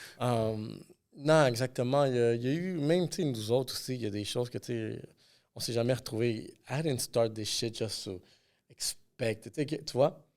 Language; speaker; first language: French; non-native, fluent; English